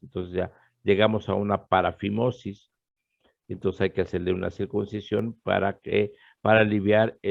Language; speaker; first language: Spanish; native; Spanish